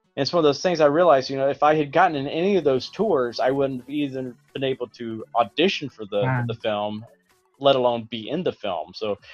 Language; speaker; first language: English; native; English